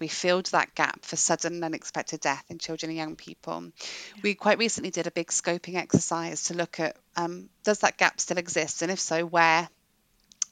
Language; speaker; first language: English; native; English